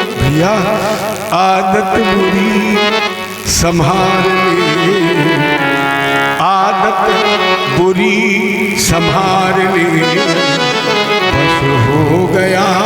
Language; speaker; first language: Hindi; native; Hindi